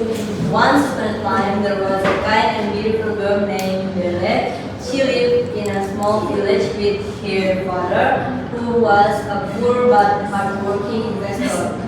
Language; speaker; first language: English; non-native, learner; Indonesian